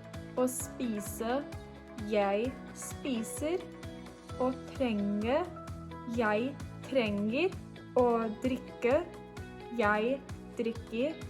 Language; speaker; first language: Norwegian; non-native, learner; English